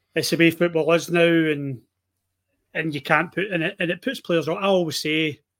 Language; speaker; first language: English; native; English